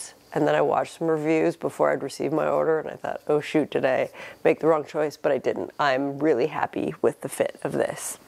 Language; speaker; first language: English; native; English